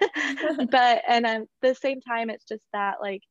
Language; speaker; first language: English; native; English